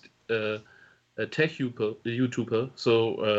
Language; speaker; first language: English; non-native, fluent; German